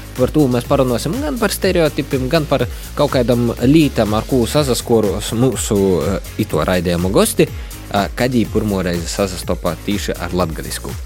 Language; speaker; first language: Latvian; native; Latvian